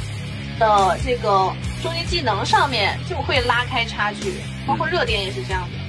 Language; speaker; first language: Chinese; native; Chinese